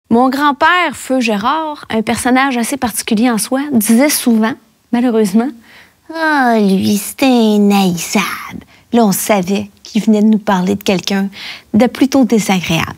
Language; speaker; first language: French; native; French